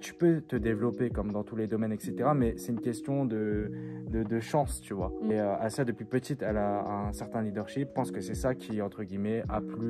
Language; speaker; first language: French; early bilingual, other home language; Turkish